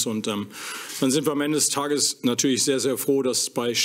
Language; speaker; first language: German; native; German